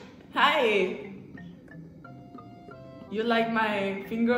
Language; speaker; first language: English; non-native, learner; Spanish